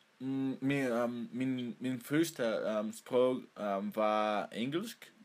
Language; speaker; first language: Danish; non-native, learner; Spanish